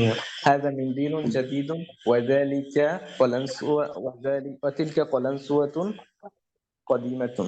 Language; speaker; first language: Arabic; non-native, learner; Bangla